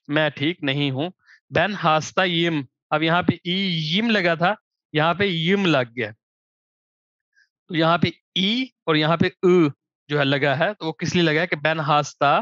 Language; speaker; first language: Urdu; non-native, local second language; Punjabi